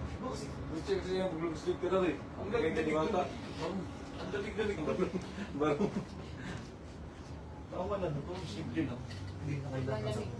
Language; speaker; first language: Filipino; non-native, local second language; Cebuano